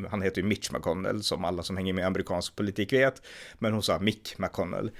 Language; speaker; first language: Swedish; native; Swedish